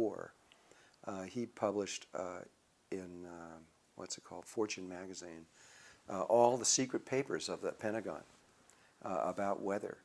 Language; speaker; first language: English; native; English